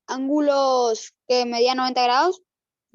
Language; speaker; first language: Spanish; native; Spanish